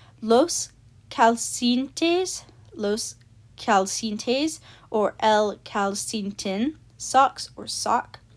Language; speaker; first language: Spanish; non-native, learner; English